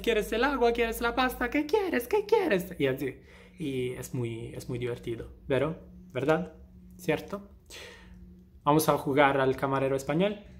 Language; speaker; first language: Spanish; non-native, fluent; Italian